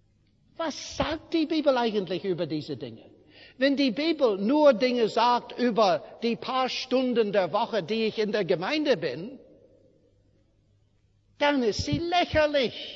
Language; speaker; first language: German; non-native, fluent; English